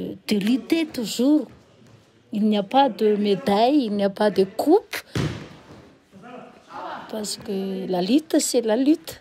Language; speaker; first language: French; non-native, local second language; Malagasy